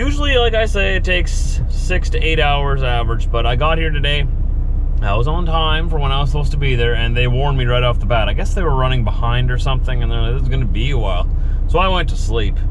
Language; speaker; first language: English; native; English